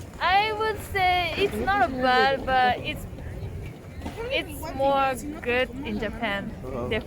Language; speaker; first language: English; non-native, learner; Japanese